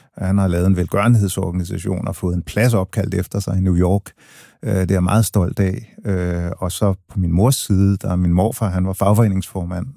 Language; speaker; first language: Danish; early bilingual, other home language; English